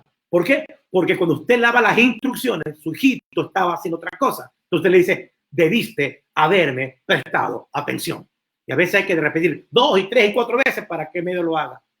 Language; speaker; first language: Spanish; native; Spanish